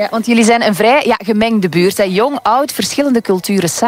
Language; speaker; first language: Dutch; native; Dutch